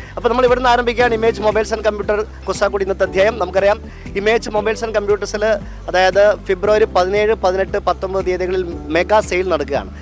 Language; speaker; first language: Malayalam; native; Malayalam